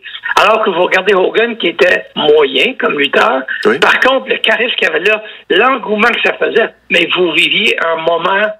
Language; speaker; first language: French; native; French